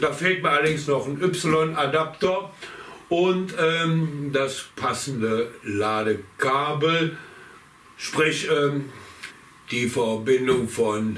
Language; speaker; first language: German; native; German